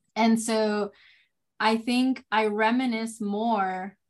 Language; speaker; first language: English; non-native, fluent; Spanish